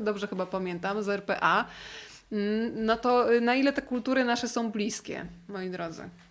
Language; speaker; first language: Polish; native; Polish